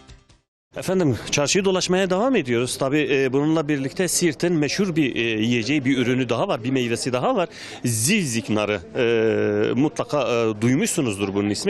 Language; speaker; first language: Turkish; native; Turkish